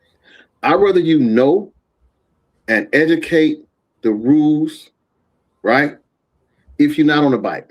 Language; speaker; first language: English; native; English